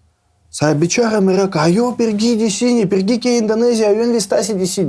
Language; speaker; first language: Indonesian; non-native, learner; Russian